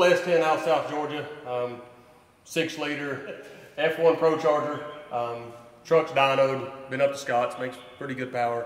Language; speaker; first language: English; native; English